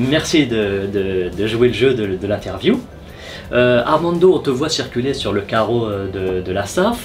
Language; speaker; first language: French; native; French